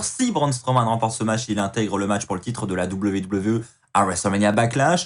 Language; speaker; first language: French; native; French